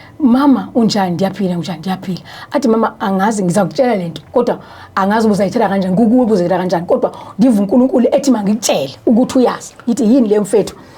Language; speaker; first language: Zulu; non-native, local second language; Xhosa